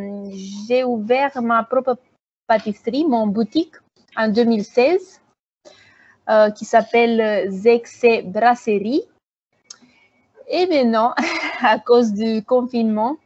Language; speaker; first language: French; non-native, fluent; Romanian